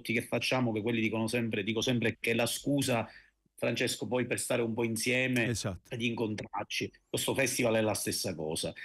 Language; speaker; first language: Italian; native; Italian